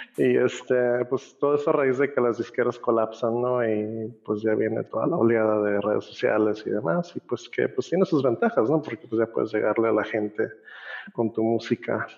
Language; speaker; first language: Spanish; native; Spanish